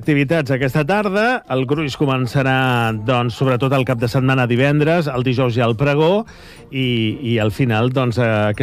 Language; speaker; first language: Catalan; native; Catalan